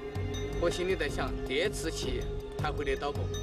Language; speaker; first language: Chinese; native; Chinese